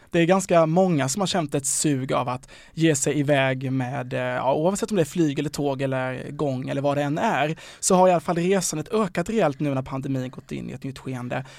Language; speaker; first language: Swedish; native; Swedish